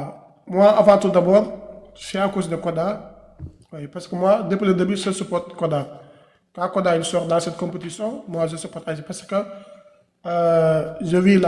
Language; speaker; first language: French; non-native, local second language; Wolof